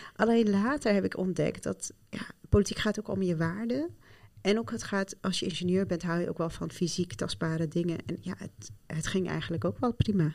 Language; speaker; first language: Dutch; non-native, fluent; Arabic